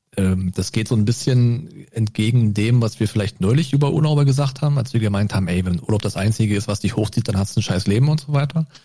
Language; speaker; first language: German; native; German